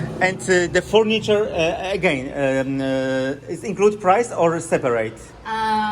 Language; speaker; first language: English; non-native, learner; Polish